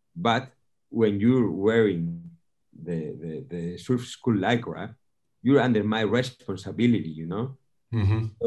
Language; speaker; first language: English; non-native, fluent; Spanish